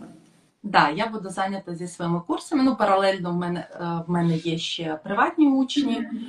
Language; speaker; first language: Ukrainian; non-native, local second language; Russian